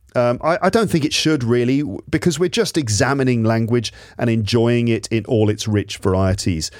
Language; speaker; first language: English; native; English